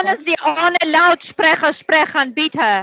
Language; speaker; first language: German; non-native, learner; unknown